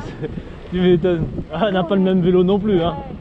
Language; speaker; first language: French; native; French